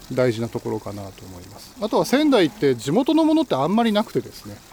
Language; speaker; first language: Japanese; native; Japanese